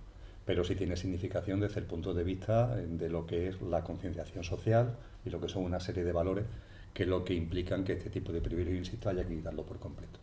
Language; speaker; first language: Spanish; native; Spanish